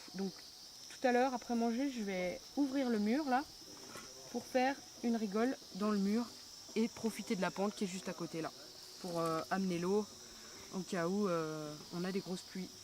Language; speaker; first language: French; native; French